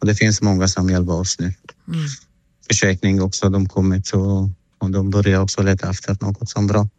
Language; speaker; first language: Swedish; non-native, learner; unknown